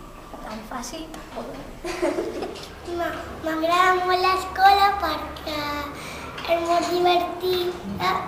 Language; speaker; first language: Catalan; early bilingual, other home language; Spanish